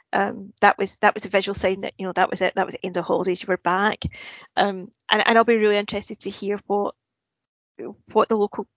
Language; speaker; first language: English; native; English